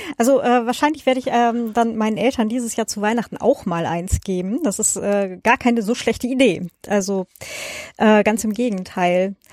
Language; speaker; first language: German; native; German